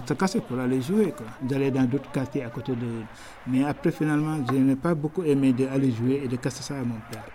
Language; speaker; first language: French; non-native, local second language; Wolof